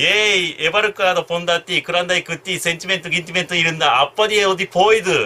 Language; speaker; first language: Tamil; non-native, learner; Japanese